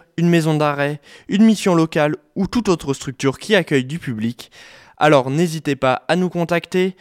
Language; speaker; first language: French; native; French